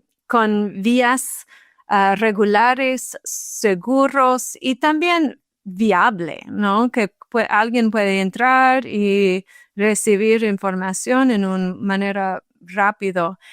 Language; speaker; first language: Spanish; non-native, fluent; English